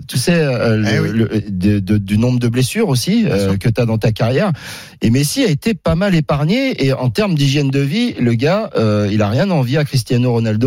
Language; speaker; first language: French; native; French